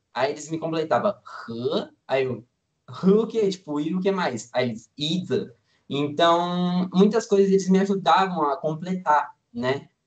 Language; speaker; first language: Portuguese; native; Portuguese